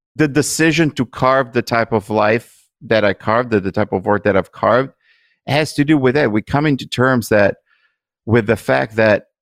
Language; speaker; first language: English; non-native, fluent; Italian